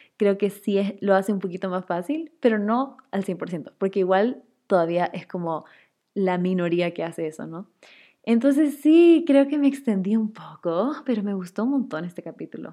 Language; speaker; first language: Spanish; native; Spanish